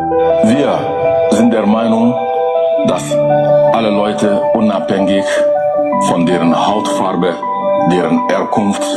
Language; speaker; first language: German; non-native, fluent; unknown